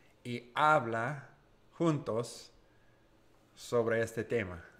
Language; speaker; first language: Spanish; non-native, learner; English